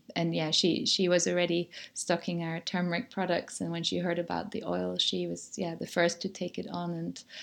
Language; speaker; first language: English; non-native, fluent; German